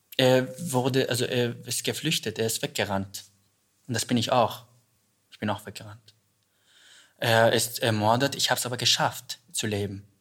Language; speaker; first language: German; non-native, fluent; Arabic